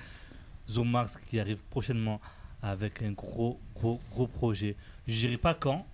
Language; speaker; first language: French; native; French